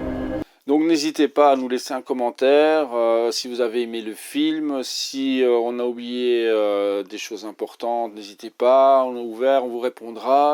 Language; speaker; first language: French; native; French